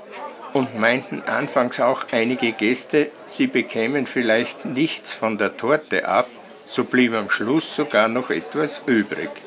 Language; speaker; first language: German; native; German